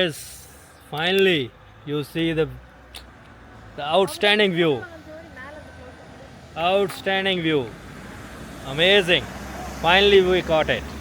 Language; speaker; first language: English; non-native, local second language; Urdu